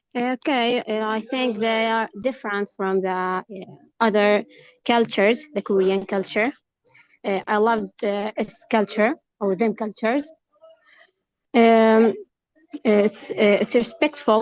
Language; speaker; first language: English; non-native, learner; Arabic